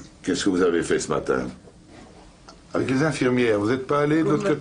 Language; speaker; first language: French; native; French